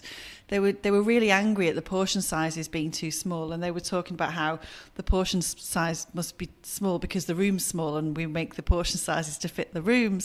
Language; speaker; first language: English; native; English